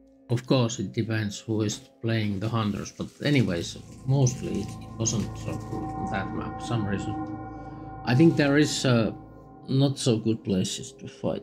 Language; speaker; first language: English; non-native, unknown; Finnish